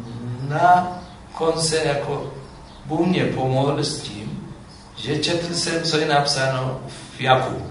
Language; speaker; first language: Czech; non-native, fluent; Amharic